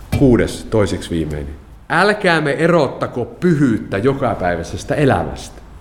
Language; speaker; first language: Finnish; non-native, fluent; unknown